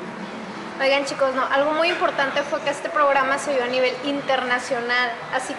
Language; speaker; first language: Spanish; native; Spanish